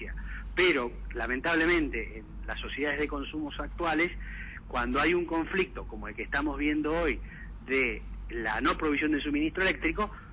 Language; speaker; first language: Spanish; native; Spanish